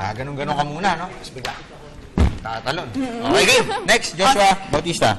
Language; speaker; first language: Filipino; native; Filipino